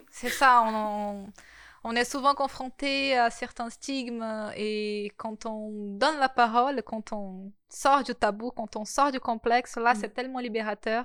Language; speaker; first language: French; non-native, fluent; Portuguese